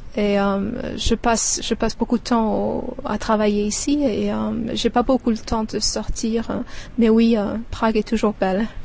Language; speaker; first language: French; non-native, fluent; Persian